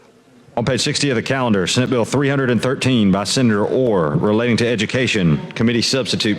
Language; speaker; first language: English; native; English